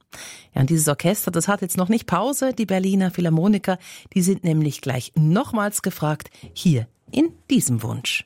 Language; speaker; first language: German; native; German